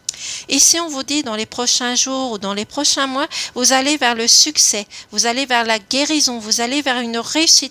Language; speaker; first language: French; native; French